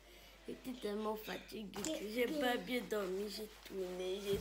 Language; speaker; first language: French; early bilingual, heritage; French